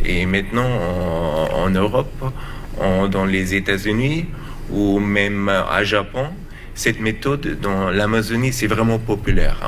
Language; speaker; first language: French; non-native, learner; German